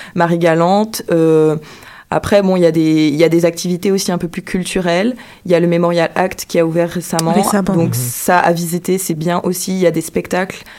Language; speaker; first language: French; native; French